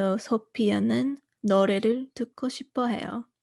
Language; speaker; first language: Korean; non-native, fluent; English